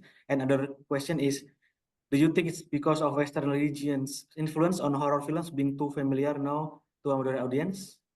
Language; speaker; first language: English; non-native, local second language; Indonesian